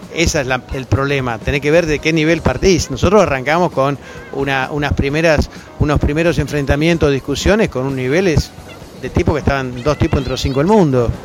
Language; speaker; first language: Spanish; native; Spanish